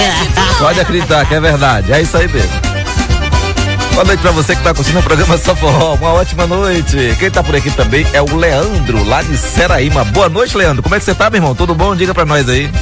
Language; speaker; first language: Portuguese; native; Portuguese